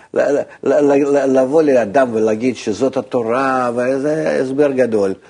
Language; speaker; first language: Hebrew; non-native, fluent; Russian